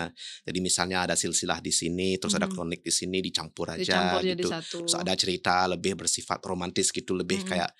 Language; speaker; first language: Indonesian; early bilingual, heritage; English